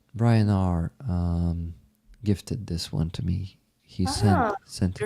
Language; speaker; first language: English; non-native, fluent; Ukrainian